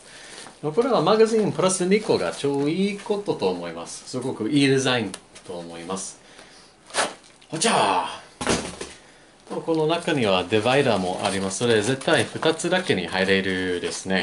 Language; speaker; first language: Japanese; non-native, learner; English